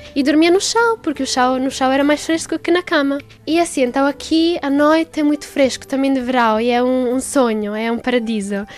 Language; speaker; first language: Portuguese; non-native, learner; Italian